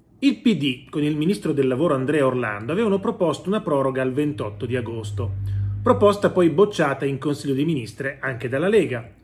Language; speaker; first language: Italian; native; Italian